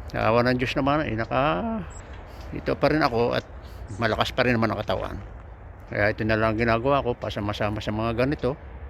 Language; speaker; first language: Filipino; native; Filipino